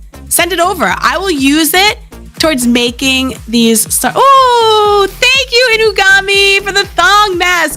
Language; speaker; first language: English; native; English